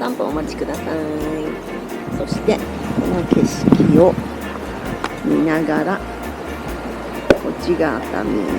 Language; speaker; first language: Japanese; native; Japanese